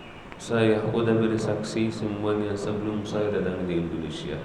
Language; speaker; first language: Indonesian; non-native, learner; Arabic